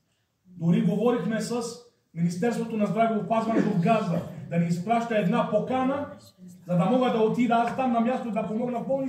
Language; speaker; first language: Bulgarian; non-native, fluent; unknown